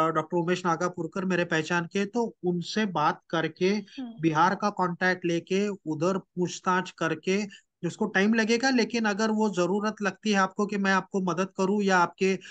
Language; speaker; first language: Hindi; non-native, local second language; Marathi